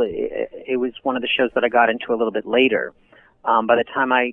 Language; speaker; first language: English; native; English